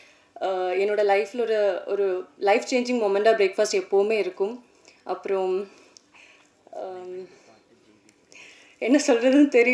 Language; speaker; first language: Tamil; non-native, fluent; Malayalam